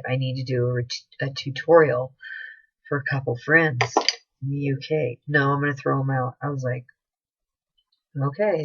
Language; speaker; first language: English; native; English